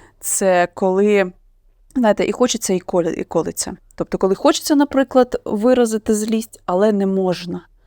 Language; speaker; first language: Ukrainian; non-native, local second language; Russian